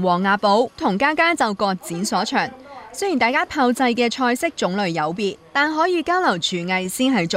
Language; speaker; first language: Chinese; native; Chinese